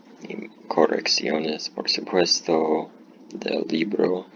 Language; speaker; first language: Spanish; non-native, learner; English